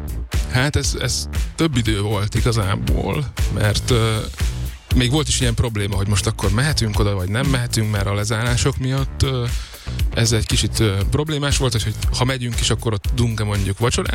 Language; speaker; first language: Hungarian; native; Hungarian